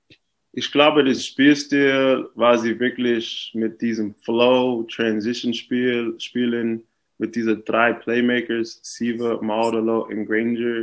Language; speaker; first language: German; non-native, fluent; English